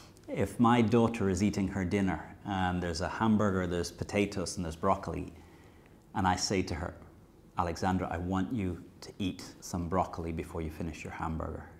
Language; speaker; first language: English; native; English